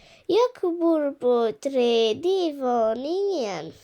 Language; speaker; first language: Swedish; non-native, fluent; Bangla